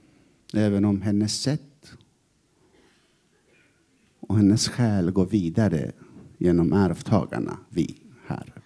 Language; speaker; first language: Swedish; non-native, fluent; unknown